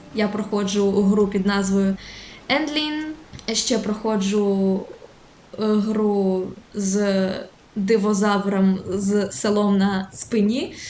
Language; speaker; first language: Ukrainian; non-native, local second language; Russian